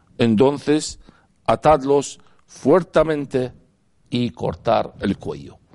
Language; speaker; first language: Spanish; non-native, fluent; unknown